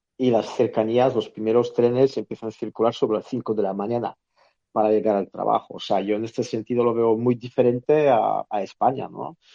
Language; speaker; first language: Spanish; non-native, fluent; Polish